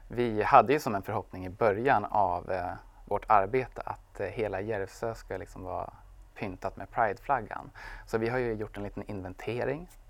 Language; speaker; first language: Swedish; native; Swedish